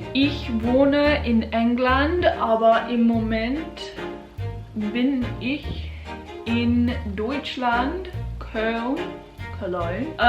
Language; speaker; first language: German; non-native, learner; English